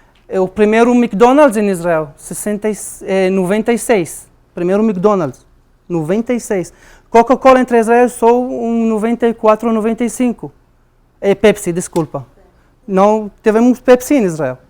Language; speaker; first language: Portuguese; non-native, learner; Arabic